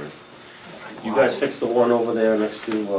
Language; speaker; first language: English; native; English